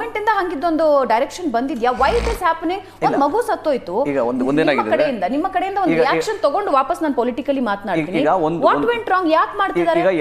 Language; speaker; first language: Kannada; native; Kannada